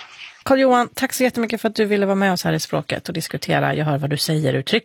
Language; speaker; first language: Swedish; native; Swedish